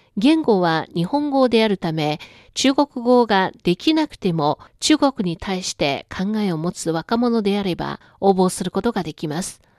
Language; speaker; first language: Japanese; non-native, fluent; Chinese